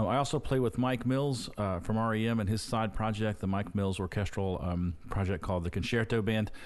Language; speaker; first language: English; native; English